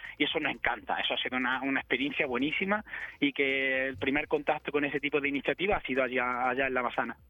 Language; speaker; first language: Spanish; native; Spanish